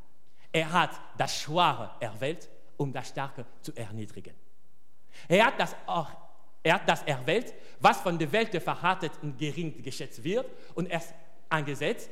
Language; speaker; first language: German; non-native, fluent; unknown